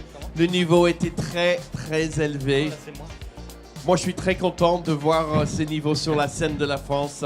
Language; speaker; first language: French; native; French